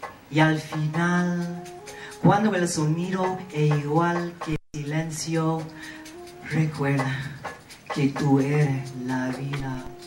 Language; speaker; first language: Spanish; early bilingual, heritage; Spanish